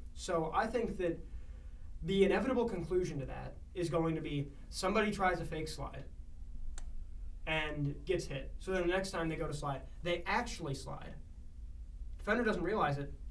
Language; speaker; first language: English; native; English